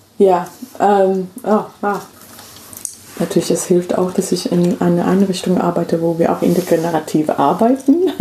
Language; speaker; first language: German; non-native, fluent; English